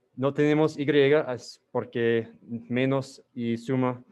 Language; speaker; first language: Spanish; non-native, learner; English